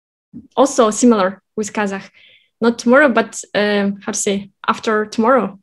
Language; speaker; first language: English; non-native, fluent; Kazakh